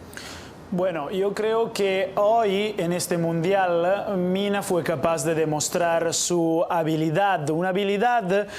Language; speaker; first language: Spanish; non-native, fluent; Italian